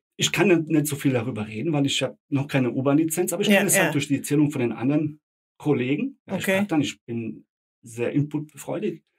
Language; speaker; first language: German; early bilingual, other home language; Bosnian